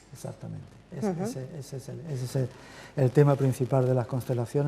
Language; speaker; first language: Spanish; native; Spanish